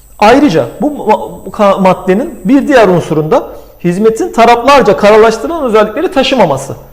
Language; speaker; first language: Turkish; native; Turkish